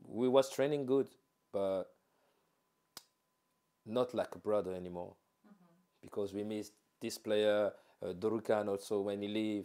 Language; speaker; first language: English; non-native, fluent; French